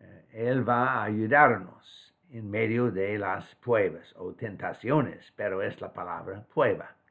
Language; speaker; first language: Spanish; non-native, fluent; English